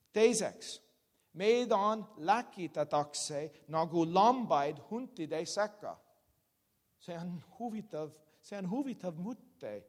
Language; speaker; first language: Estonian; non-native, learner; English